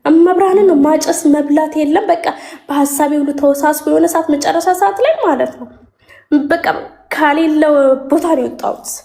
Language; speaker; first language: Amharic; native; Amharic